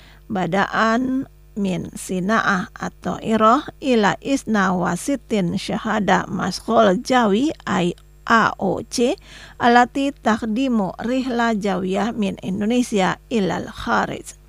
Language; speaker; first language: Arabic; non-native, fluent; Indonesian